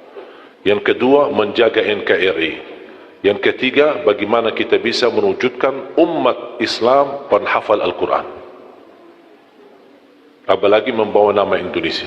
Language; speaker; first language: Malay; non-native, fluent; Arabic